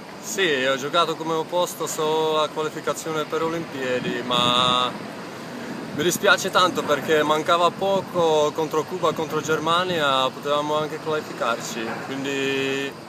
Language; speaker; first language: Italian; non-native, fluent; Czech